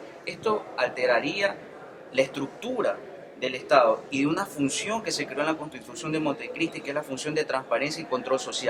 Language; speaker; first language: Spanish; native; Spanish